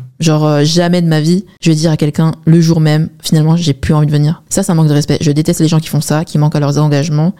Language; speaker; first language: French; early bilingual, other home language; Chinese